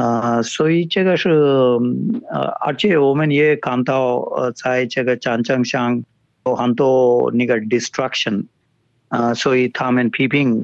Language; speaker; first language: Chinese; non-native, fluent; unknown